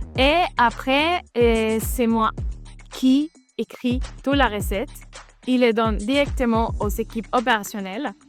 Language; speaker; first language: French; non-native, fluent; Spanish